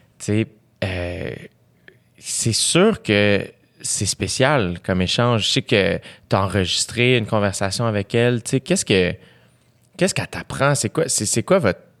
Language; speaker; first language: French; native; French